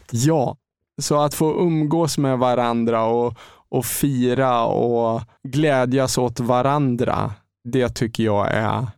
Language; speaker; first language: Swedish; native; Swedish